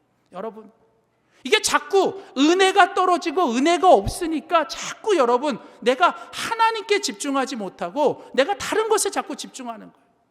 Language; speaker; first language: Korean; native; Korean